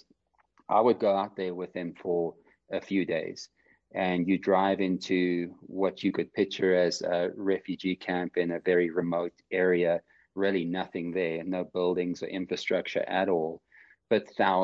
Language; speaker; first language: English; native; English